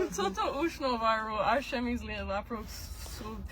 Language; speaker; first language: Georgian; early bilingual, heritage; Georgian